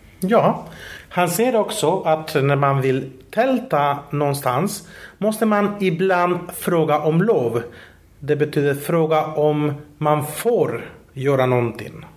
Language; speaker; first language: Swedish; non-native, fluent; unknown